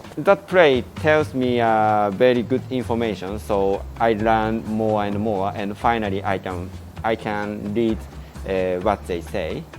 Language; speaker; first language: English; non-native, learner; Japanese